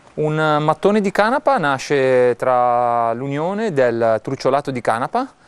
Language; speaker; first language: Italian; native; Italian